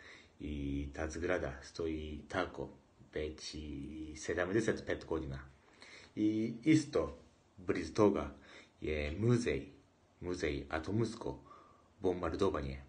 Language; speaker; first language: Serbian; non-native, learner; Japanese